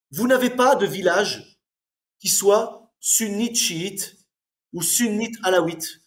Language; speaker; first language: French; native; French